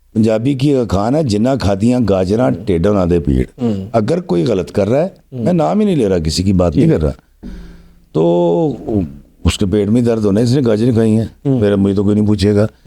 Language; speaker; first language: Urdu; non-native, local second language; Punjabi